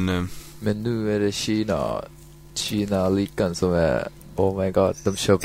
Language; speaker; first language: Swedish; non-native, fluent; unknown